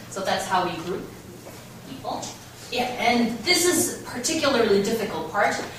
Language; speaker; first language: English; non-native, fluent; Korean